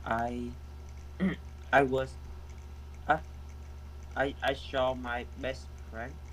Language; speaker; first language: English; non-native, learner; Vietnamese